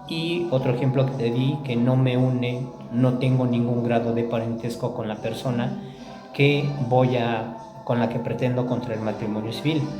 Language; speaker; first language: Spanish; native; Spanish